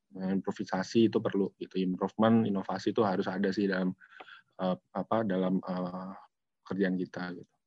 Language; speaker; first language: Indonesian; native; Indonesian